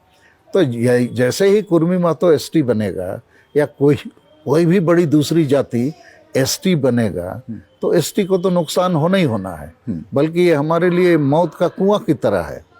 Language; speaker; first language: Hindi; non-native, local second language; Santali